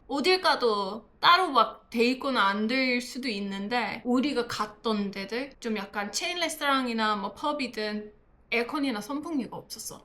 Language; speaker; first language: Korean; non-native, fluent; English